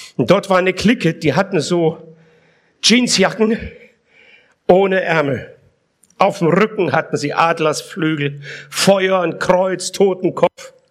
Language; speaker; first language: German; early bilingual, other home language; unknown